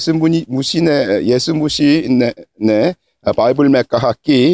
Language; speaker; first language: Hindi; non-native, learner; Korean